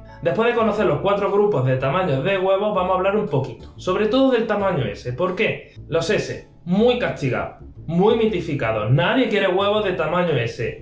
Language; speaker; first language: Spanish; native; Spanish